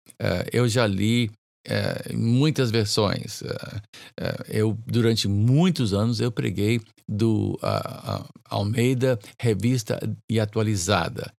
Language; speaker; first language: Portuguese; non-native, fluent; English